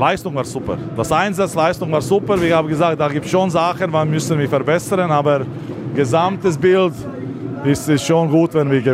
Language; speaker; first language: German; non-native, learner; Latvian